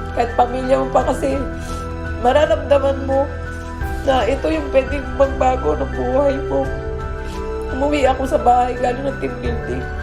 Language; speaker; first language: Filipino; native; Filipino